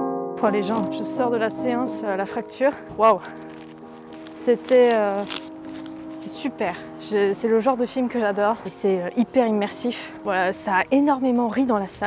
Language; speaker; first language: French; native; French